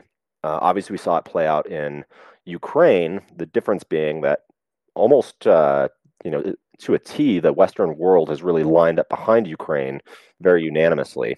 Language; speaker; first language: English; native; English